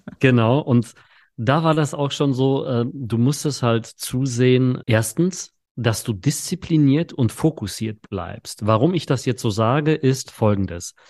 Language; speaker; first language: German; early bilingual, other home language; Polish